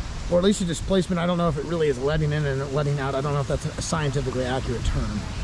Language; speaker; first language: English; native; English